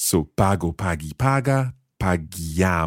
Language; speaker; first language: Italian; non-native, fluent; English